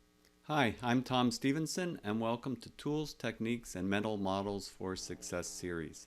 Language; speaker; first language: English; native; English